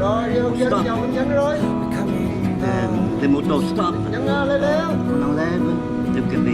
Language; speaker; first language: French; non-native, learner; Vietnamese